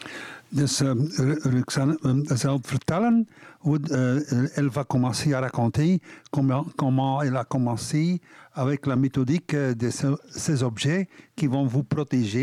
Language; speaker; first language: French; non-native, fluent; Dutch